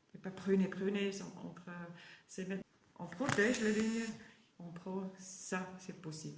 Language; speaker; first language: French; non-native, learner; German